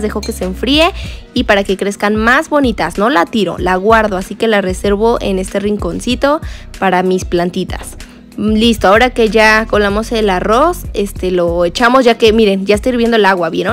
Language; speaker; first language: Spanish; native; Spanish